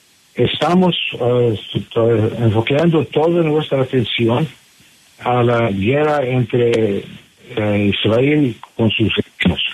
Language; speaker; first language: Spanish; non-native, fluent; English